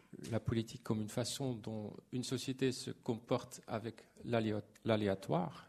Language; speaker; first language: French; non-native, fluent; Dutch